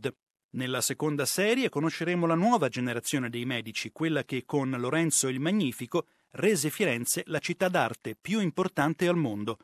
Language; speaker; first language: Italian; native; Italian